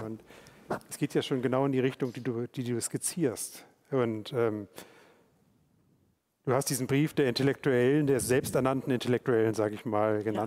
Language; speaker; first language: German; native; German